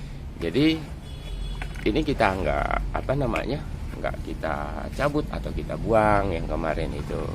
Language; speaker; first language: Indonesian; native; Indonesian